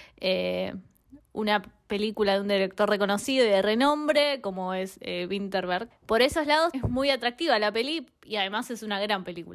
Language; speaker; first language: Spanish; native; Spanish